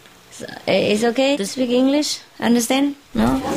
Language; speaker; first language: English; non-native, fluent; Vietnamese